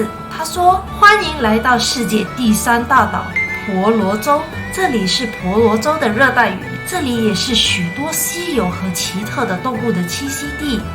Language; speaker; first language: Chinese; native; Chinese